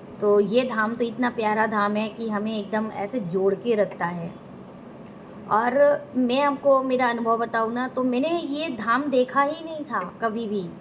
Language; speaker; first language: Hindi; non-native, local second language; Gujarati